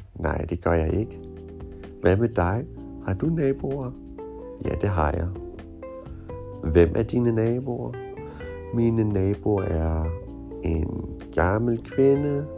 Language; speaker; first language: Danish; non-native, fluent; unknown